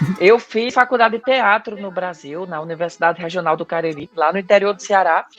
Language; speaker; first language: Portuguese; native; Portuguese